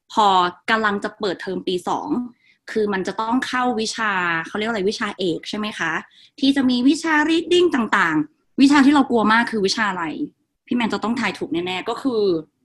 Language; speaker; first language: Thai; non-native, local second language; Northeastern Thai